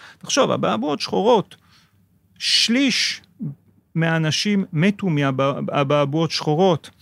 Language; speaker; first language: Hebrew; non-native, fluent; French